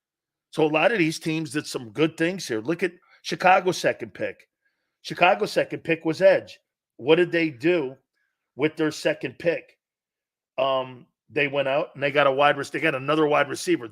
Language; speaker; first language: English; native; English